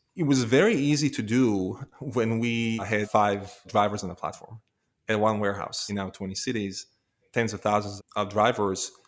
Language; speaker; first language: English; non-native, fluent; Hebrew